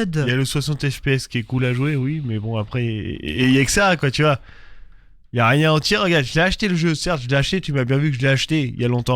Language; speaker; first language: French; native; French